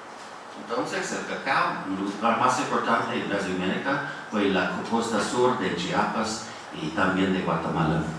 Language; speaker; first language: Spanish; non-native, fluent; English